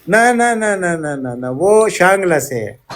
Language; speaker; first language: Urdu; native; Urdu